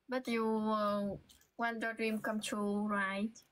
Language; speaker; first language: English; non-native, learner; Vietnamese